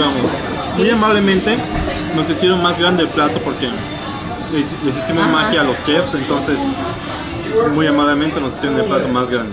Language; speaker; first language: Spanish; native; Spanish